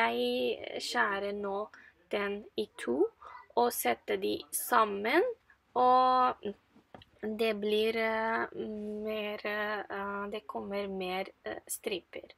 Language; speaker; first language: Norwegian; non-native, fluent; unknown